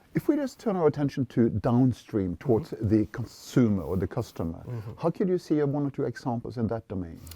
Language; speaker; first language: English; non-native, fluent; Norwegian